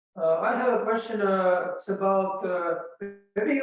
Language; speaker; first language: English; non-native, learner; Latvian